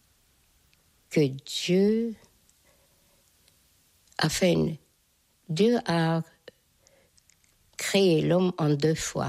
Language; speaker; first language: French; non-native, fluent; Hungarian